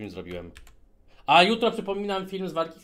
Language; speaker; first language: Polish; native; Polish